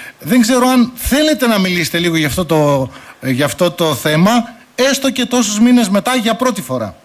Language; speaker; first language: Greek; native; Greek